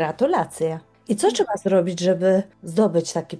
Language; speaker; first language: Polish; native; Polish